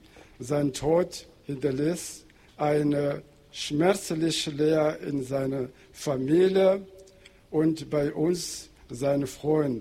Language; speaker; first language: German; non-native, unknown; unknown